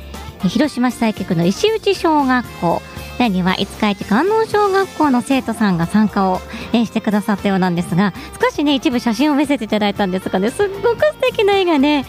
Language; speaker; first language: Japanese; native; Japanese